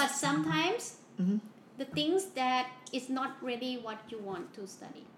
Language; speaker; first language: English; non-native, learner; Thai